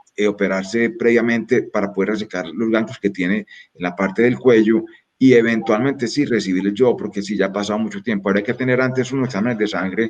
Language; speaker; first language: Spanish; native; Spanish